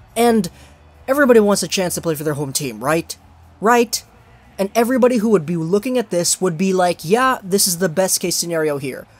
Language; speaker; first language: English; native; English